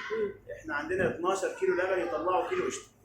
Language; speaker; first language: Arabic; native; Arabic